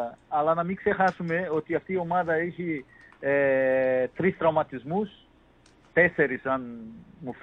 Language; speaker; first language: Greek; non-native, fluent; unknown